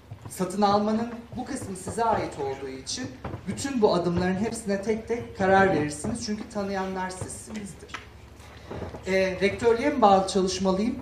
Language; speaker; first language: Turkish; native; Turkish